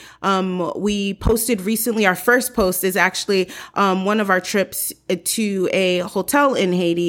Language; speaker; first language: English; early bilingual, other home language; Haitian Creole